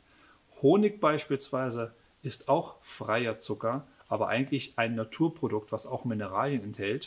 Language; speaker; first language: German; native; German